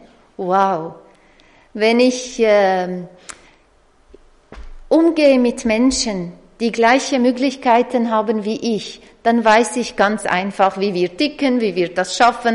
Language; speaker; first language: German; non-native, fluent; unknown